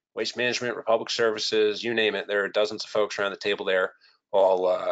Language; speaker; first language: English; native; English